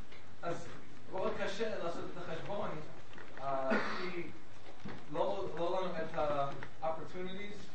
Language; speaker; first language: Hebrew; non-native, learner; English